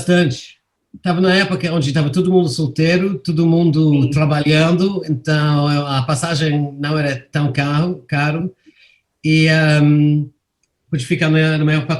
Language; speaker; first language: Portuguese; non-native, fluent; English